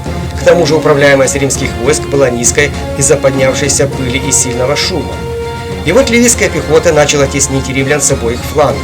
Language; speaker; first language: Russian; native; Russian